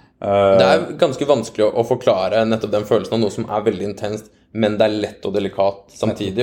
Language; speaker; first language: Norwegian; native; Norwegian